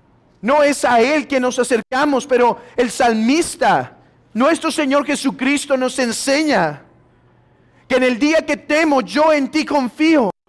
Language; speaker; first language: Spanish; native; Spanish